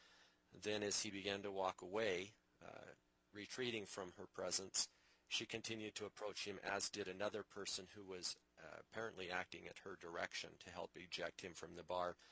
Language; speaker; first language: English; native; English